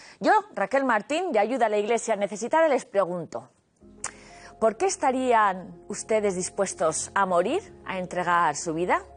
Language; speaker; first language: Spanish; native; Spanish